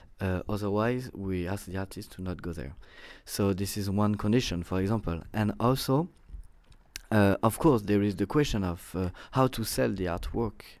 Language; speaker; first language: English; non-native, fluent; French